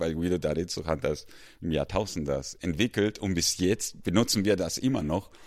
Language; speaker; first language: German; non-native, fluent; Spanish